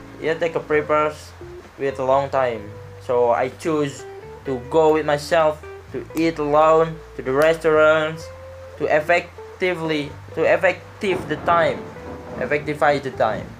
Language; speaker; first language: English; non-native, learner; Indonesian